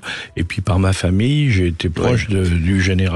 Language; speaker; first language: French; native; French